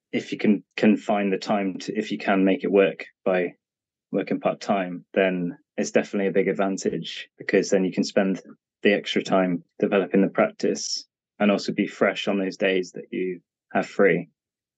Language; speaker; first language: English; native; English